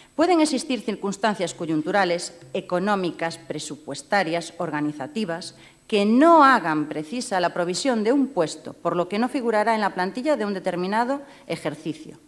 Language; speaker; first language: Spanish; native; Spanish